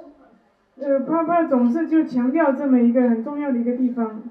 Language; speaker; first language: Chinese; native; Chinese